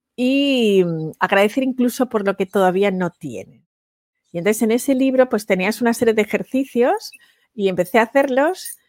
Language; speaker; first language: Spanish; native; Spanish